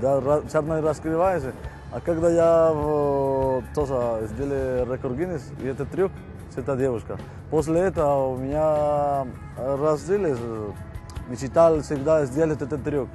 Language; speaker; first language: Russian; non-native, learner; Spanish